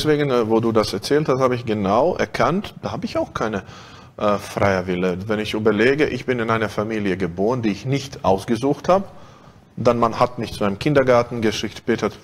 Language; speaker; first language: German; non-native, fluent; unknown